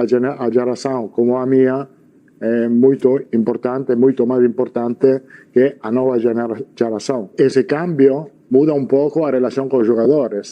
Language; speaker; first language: Portuguese; non-native, learner; Italian